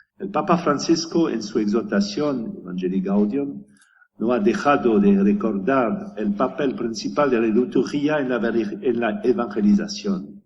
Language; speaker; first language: Spanish; non-native, learner; French